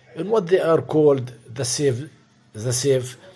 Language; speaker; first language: English; non-native, fluent; Arabic